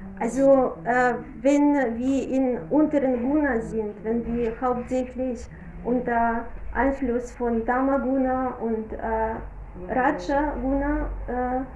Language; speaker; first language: German; non-native, fluent; Russian